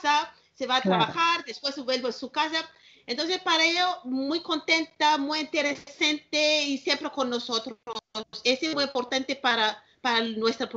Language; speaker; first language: Spanish; non-native, learner; Malagasy